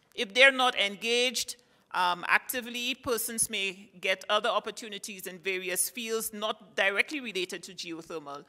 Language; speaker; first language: English; native; English